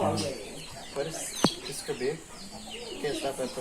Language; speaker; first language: Spanish; non-native, learner; English